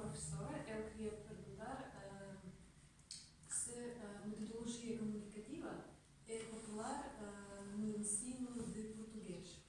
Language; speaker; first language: Portuguese; non-native, fluent; Russian